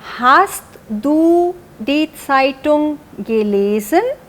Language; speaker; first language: German; non-native, fluent; Hindi